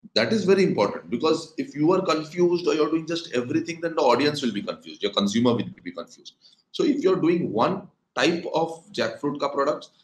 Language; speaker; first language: English; non-native, local second language; Konkani